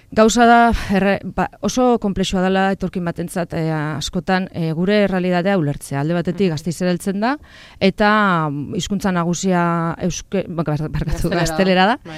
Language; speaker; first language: Basque; native; Basque